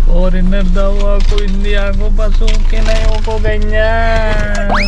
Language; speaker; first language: Filipino; non-native, learner; Hindi